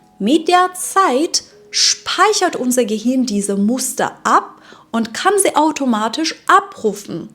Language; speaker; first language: German; non-native, fluent; Persian